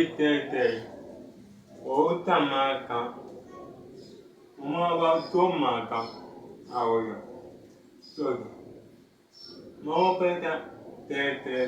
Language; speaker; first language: Spanish; non-native, learner; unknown